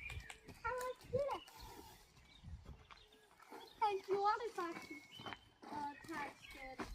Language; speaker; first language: Danish; native; Danish